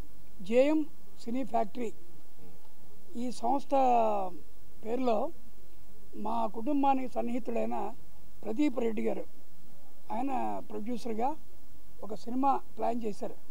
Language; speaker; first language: Telugu; native; Telugu